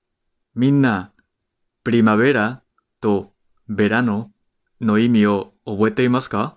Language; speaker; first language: Japanese; non-native, fluent; Spanish